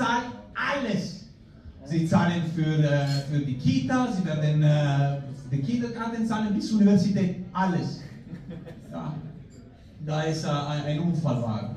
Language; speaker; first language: German; non-native, fluent; Spanish